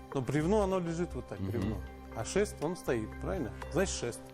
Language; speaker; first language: Russian; non-native, local second language; Tatar